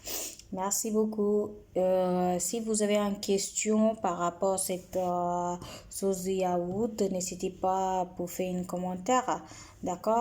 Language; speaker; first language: French; non-native, learner; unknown